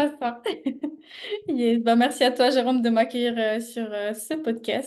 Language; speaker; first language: French; native; French